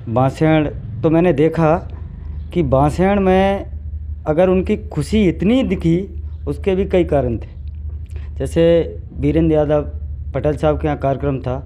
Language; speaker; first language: Hindi; native; Hindi